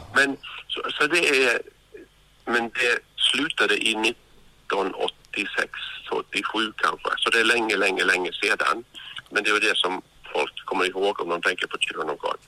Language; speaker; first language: Swedish; non-native, fluent; Norwegian